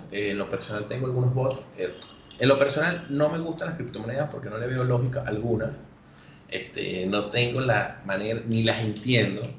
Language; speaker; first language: Spanish; native; Spanish